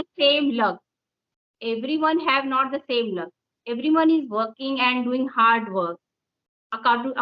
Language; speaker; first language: English; non-native, local second language; Hindi